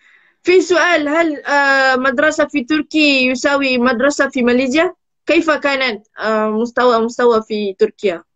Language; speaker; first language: Arabic; non-native, learner; Malay